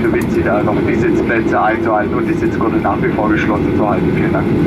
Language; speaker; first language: German; native; German